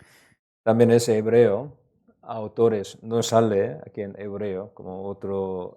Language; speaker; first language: Spanish; non-native, learner; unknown